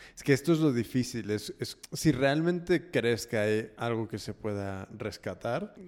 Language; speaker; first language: Spanish; early bilingual, heritage; Spanish